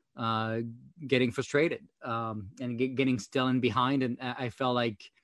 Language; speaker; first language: English; non-native, fluent; French